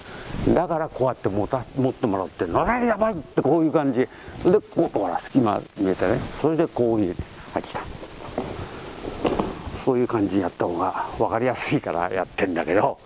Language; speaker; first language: Japanese; native; Japanese